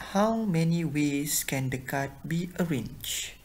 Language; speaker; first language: English; non-native, local second language; Malay